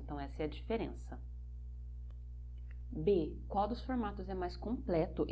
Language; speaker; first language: Portuguese; native; Portuguese